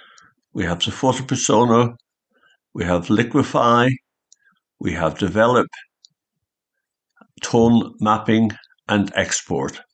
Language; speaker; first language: English; native; English